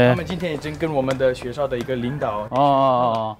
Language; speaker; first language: Chinese; non-native, fluent; English